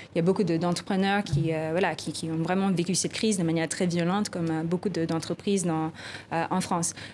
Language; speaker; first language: French; non-native, fluent; Filipino